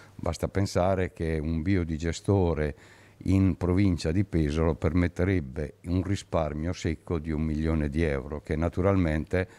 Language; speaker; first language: Italian; native; Italian